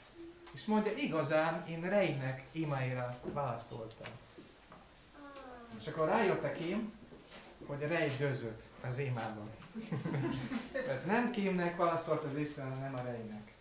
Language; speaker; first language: Hungarian; non-native, learner; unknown